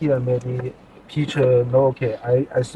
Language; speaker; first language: English; non-native, learner; Chinese